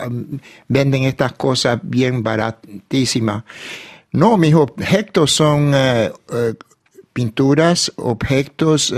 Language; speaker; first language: Spanish; early bilingual, heritage; Spanish